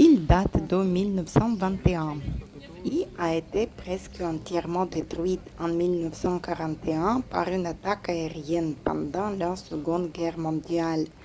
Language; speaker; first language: French; non-native, fluent; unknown